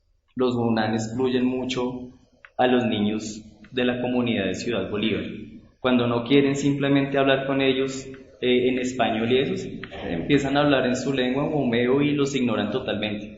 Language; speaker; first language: Spanish; native; Spanish